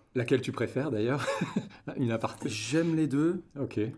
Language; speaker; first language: French; native; French